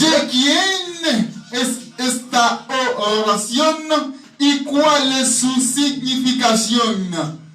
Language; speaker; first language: Spanish; non-native, learner; Haitian Creole